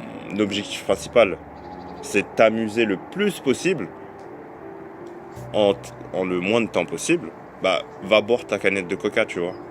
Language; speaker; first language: French; native; French